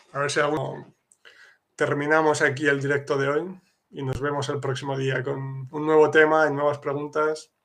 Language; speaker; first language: Spanish; native; Spanish